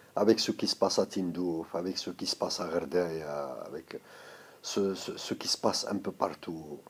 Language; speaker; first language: French; non-native, local second language; Arabic